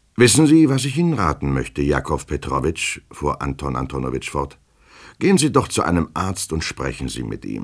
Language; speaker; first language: German; native; German